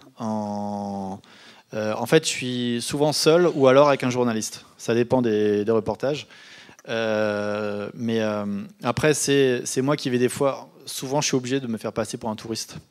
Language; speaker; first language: French; native; French